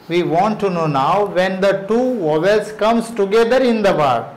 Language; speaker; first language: English; non-native, local second language; Marathi